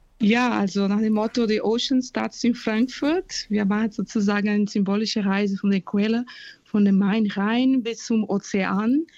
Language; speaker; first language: German; non-native, fluent; Portuguese